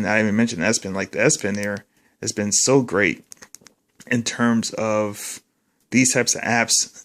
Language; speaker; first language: English; native; English